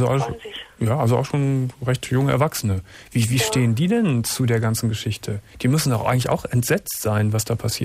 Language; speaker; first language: German; native; German